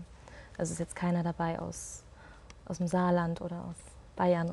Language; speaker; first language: German; native; German